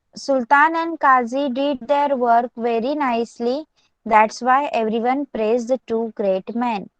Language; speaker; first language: English; non-native, local second language; Marathi